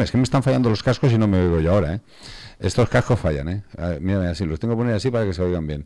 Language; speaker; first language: Spanish; native; Spanish